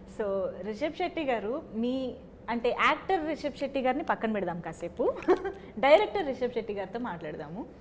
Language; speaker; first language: Telugu; native; Telugu